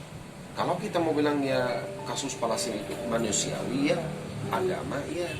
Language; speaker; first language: Indonesian; non-native, fluent; Arabic